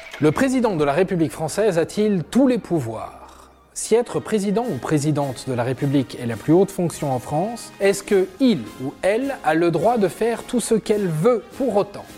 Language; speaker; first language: French; native; French